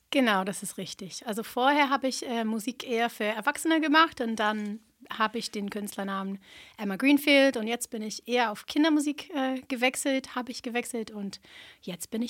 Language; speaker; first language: German; non-native, fluent; English